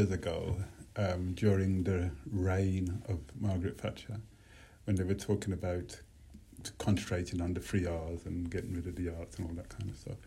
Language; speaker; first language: English; native; English